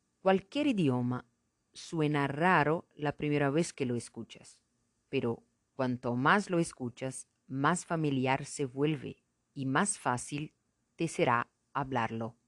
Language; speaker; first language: Spanish; non-native, fluent; Portuguese